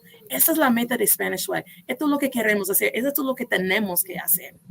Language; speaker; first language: Spanish; non-native, fluent; English